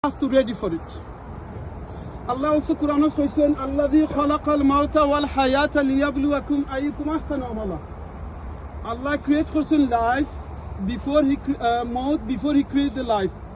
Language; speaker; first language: English; non-native, local second language; Sylheti